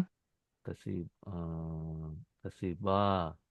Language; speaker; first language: Arabic; non-native, learner; Indonesian